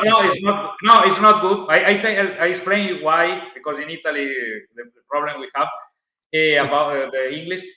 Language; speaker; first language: English; non-native, learner; Italian